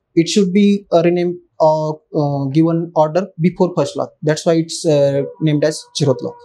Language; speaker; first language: English; non-native, local second language; Marathi